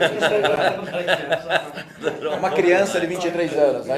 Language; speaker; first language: Portuguese; native; Portuguese